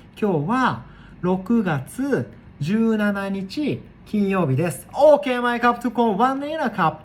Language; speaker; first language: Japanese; non-native, fluent; Thai